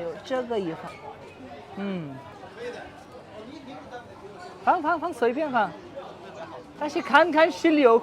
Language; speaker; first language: Chinese; non-native, fluent; Urdu